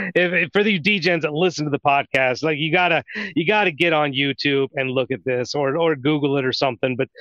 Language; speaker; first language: English; native; English